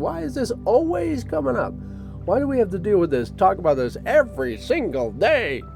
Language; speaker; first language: English; native; English